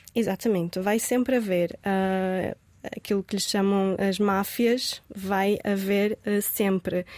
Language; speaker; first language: Portuguese; early bilingual, other home language; Romanian